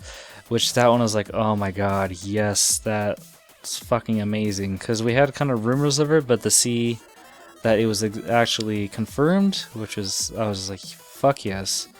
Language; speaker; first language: English; native; English